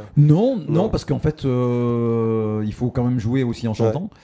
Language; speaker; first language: French; native; French